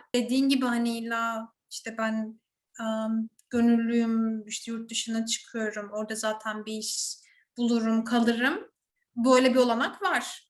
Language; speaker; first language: Turkish; native; Turkish